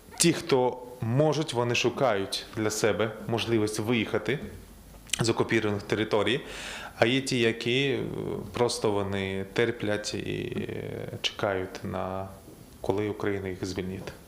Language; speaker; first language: Ukrainian; native; Ukrainian